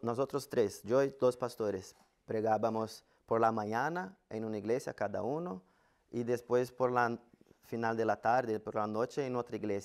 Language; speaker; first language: Spanish; non-native, fluent; Portuguese